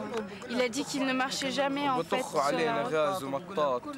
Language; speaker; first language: French; non-native, fluent; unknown